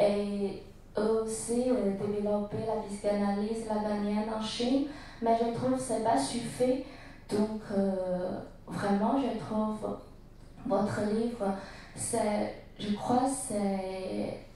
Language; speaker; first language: French; non-native, learner; Chinese